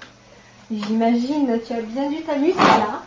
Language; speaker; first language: French; native; French